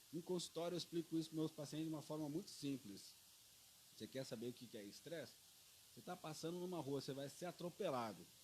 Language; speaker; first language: Portuguese; native; Portuguese